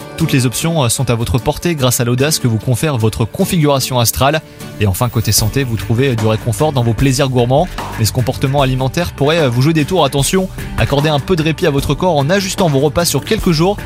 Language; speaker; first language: French; native; French